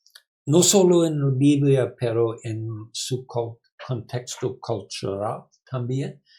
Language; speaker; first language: Spanish; non-native, learner; English